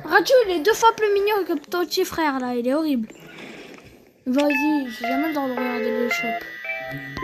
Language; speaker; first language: French; native; French